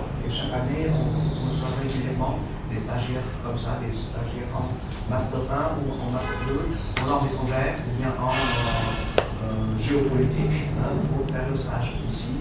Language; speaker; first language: French; non-native, fluent; Vietnamese